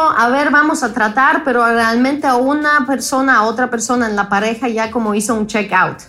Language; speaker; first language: Spanish; non-native, fluent; Polish